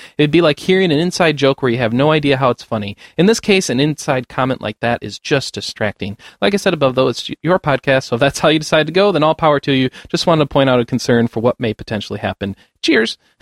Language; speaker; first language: English; native; English